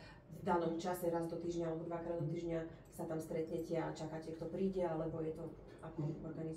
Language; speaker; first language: Slovak; native; Slovak